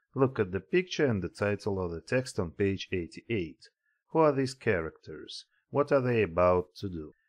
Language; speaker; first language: English; non-native, fluent; Russian